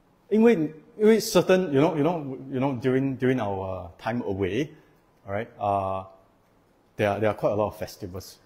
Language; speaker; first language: English; non-native, local second language; Chinese